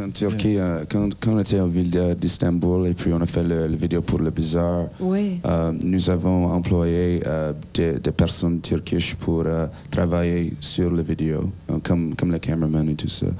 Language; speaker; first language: French; non-native, learner; English